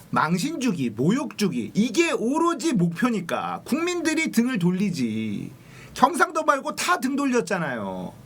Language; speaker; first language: Korean; native; Korean